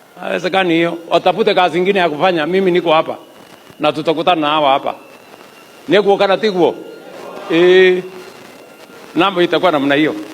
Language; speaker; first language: Swahili; non-native, local second language; Kalenjin